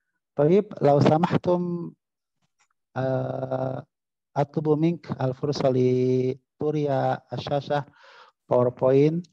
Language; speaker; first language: Arabic; non-native, fluent; Indonesian